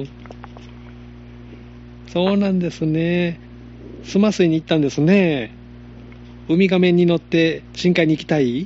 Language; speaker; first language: Japanese; native; Japanese